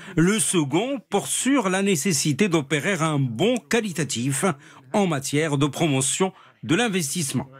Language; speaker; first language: French; non-native, local second language; Arabic